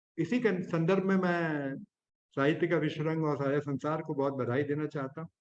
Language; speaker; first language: Hindi; native; Hindi